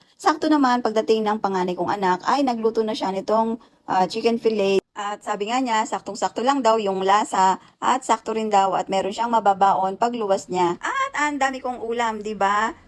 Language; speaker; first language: Filipino; non-native, local second language; Pampanga